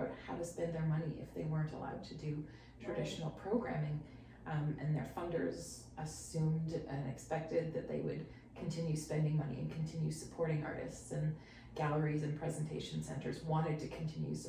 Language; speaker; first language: English; native; English